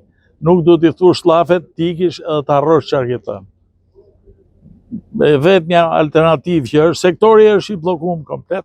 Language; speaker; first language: Albanian; native; Albanian